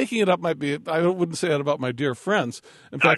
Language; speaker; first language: English; native; English